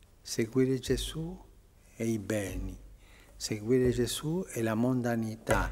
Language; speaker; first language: Italian; non-native, fluent; Spanish